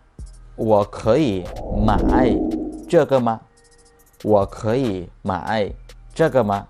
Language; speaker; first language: Chinese; non-native, fluent; Bangla